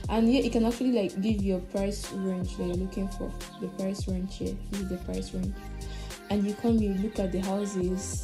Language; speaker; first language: English; non-native, local second language; Ibibio